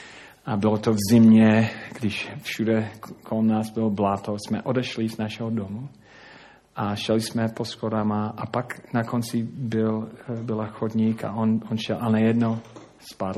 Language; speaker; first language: Czech; non-native, fluent; English